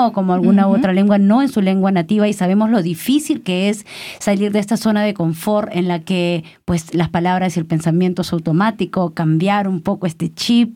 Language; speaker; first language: Spanish; native; Spanish